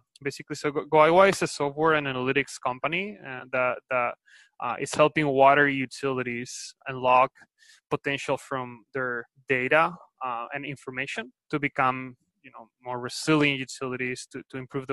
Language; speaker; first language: English; non-native, fluent; Spanish